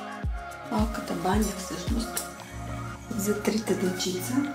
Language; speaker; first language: Bulgarian; native; Bulgarian